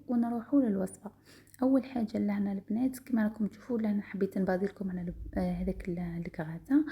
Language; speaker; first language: Arabic; native; Arabic